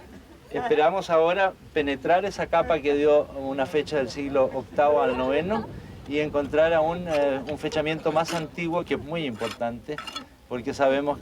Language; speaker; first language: Spanish; native; Spanish